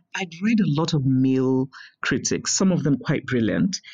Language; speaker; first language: English; non-native, local second language; Igbo